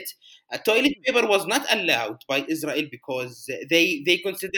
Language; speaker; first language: English; non-native, fluent; Arabic